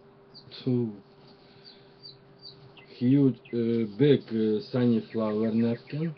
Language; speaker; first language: English; non-native, learner; Russian